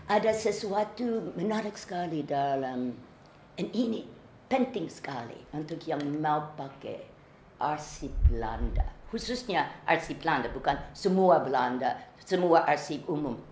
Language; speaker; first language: Indonesian; non-native, fluent; English